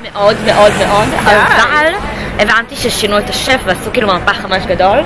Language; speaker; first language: Hebrew; native; Hebrew